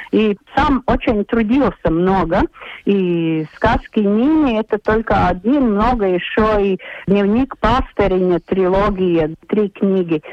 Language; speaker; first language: Russian; non-native, local second language; Latvian